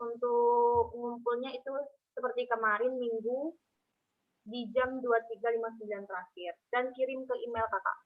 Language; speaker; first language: Indonesian; native; Indonesian